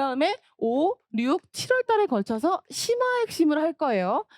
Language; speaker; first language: Korean; native; Korean